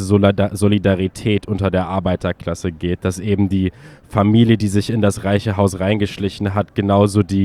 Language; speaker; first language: German; native; German